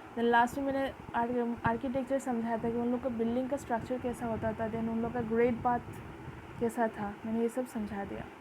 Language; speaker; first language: Hindi; non-native, local second language; Bangla